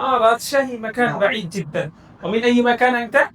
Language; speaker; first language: Arabic; non-native, fluent; Bangla